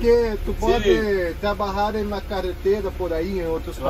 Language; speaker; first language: Spanish; non-native, learner; Portuguese